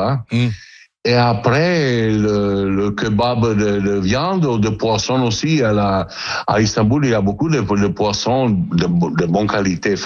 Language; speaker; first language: French; non-native, learner; Italian